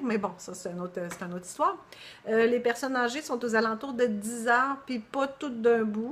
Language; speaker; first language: French; native; French